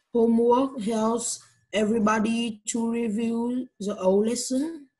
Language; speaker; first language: English; non-native, learner; Vietnamese